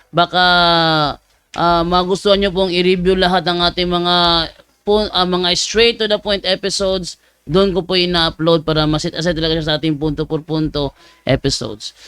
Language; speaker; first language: Filipino; native; Filipino